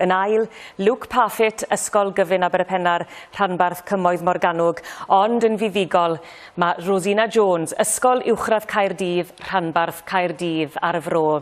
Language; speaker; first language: Welsh; native; Welsh